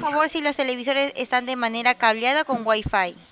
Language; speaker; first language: Spanish; native; Spanish